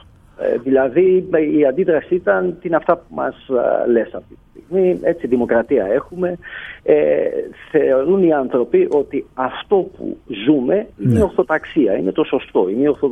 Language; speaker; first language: Greek; native; Greek